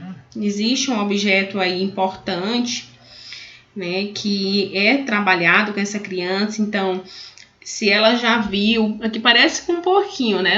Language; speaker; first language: Portuguese; native; Portuguese